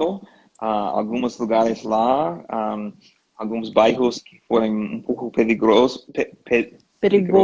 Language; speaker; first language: Portuguese; non-native, learner; English